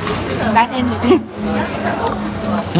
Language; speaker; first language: Japanese; non-native, learner; Vietnamese